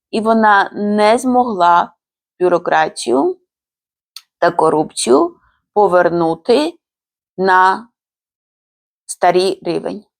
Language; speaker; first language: Ukrainian; non-native, fluent; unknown